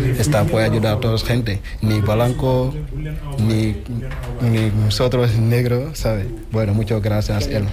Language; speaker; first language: Spanish; non-native, learner; Wolof